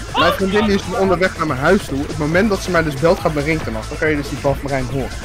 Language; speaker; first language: English; non-native, fluent; Dutch